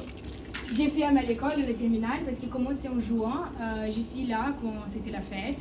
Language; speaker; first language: French; non-native, learner; Portuguese